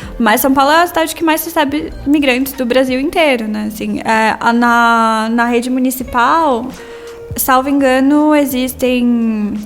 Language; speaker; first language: Portuguese; native; Portuguese